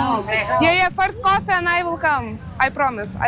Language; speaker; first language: English; non-native, learner; Lithuanian